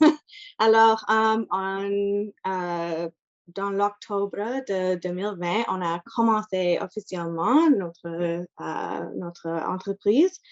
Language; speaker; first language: French; non-native, local second language; English